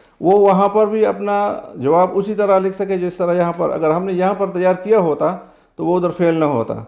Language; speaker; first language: Urdu; non-native, local second language; Pashto